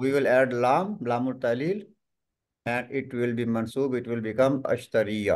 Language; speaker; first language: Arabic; non-native, fluent; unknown